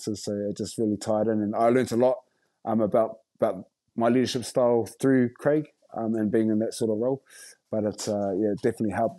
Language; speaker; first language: English; native; English